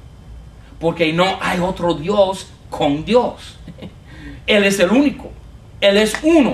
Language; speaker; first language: Spanish; non-native, fluent; English